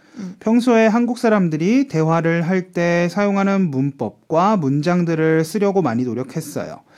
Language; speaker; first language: Korean; native; Korean